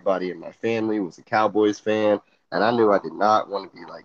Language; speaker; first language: English; native; English